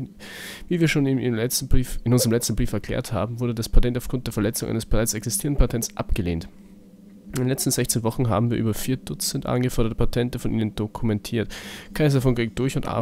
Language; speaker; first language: German; native; German